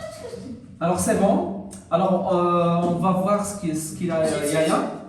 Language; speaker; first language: French; non-native, local second language; Arabic